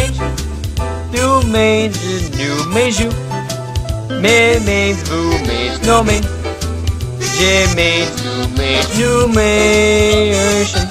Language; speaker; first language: French; non-native, learner; English